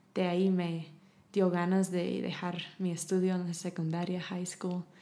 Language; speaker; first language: Spanish; non-native, fluent; English